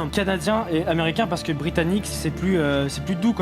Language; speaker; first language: French; native; French